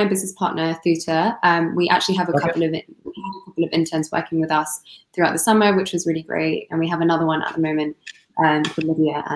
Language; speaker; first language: English; non-native, local second language; Cantonese